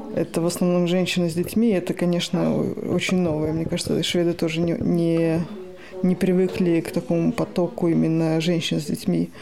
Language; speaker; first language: Russian; native; Russian